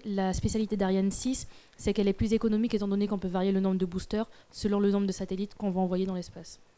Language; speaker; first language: French; native; French